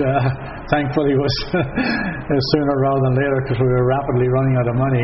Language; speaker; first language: English; native; English